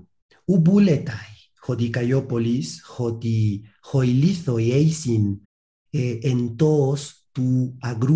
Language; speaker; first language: Greek; non-native, fluent; Spanish